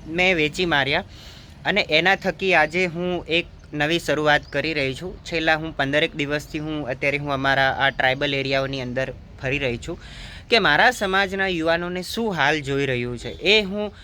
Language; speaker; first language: Gujarati; non-native, local second language; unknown